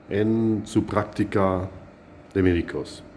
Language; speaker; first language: Spanish; non-native, fluent; German